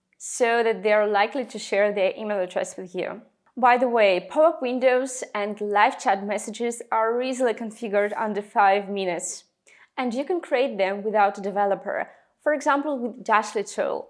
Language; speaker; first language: English; non-native, fluent; Russian